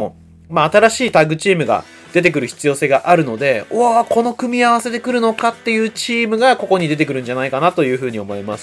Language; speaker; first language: Japanese; native; Japanese